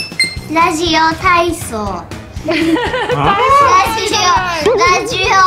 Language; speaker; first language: Japanese; early bilingual, heritage; Japanese